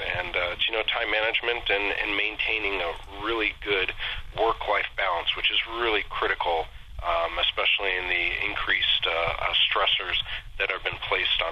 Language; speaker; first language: English; native; English